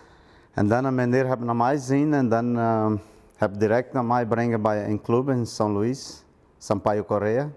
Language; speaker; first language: Dutch; non-native, learner; Portuguese